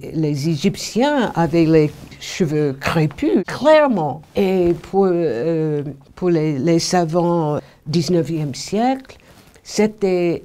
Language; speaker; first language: French; non-native, fluent; English